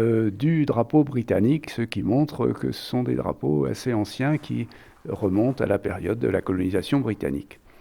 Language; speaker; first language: French; native; French